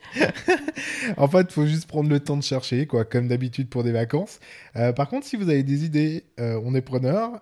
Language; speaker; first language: French; native; French